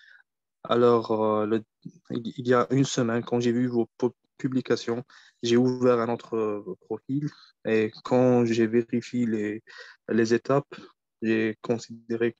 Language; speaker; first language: French; non-native, fluent; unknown